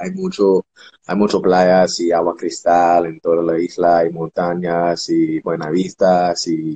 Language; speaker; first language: Spanish; non-native, learner; English